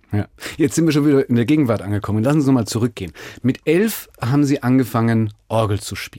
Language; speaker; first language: German; native; German